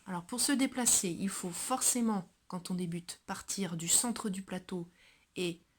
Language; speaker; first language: French; native; French